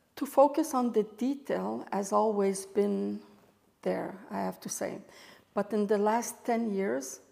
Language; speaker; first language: English; native; English